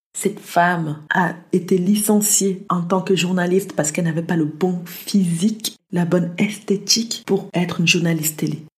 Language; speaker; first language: French; early bilingual, other home language; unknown